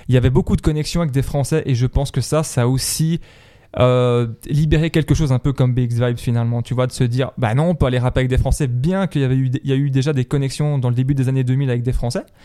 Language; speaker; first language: French; native; French